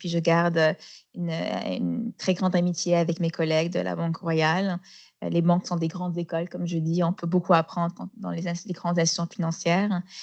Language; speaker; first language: French; non-native, local second language; Arabic